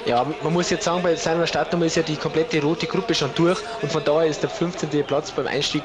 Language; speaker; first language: German; native; German